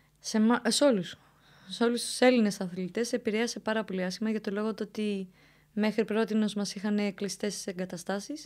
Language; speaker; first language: Greek; early bilingual, other home language; Romanian